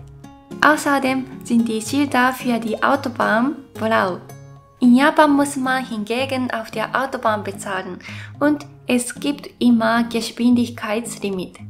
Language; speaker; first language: German; non-native, fluent; Japanese